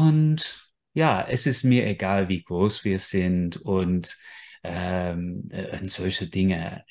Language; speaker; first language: German; non-native, fluent; English